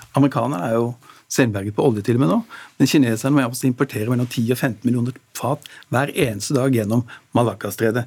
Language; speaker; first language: Norwegian; native; Norwegian